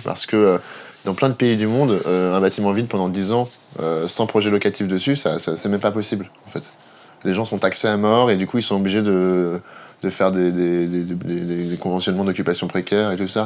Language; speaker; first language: French; native; French